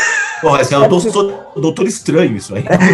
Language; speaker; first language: Portuguese; native; Portuguese